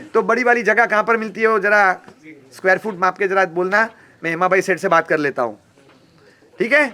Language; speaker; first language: Hindi; non-native, local second language; Gujarati